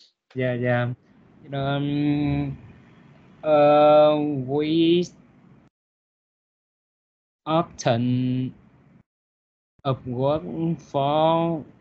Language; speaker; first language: English; non-native, learner; Vietnamese